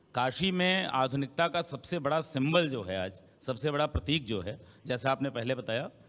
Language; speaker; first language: Hindi; native; Hindi